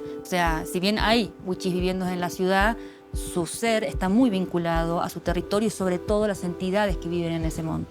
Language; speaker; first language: Spanish; native; Spanish